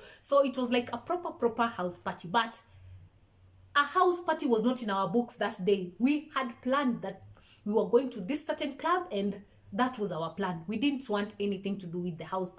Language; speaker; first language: English; non-native, local second language; Swahili